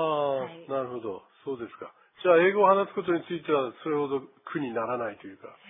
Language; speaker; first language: Japanese; native; Japanese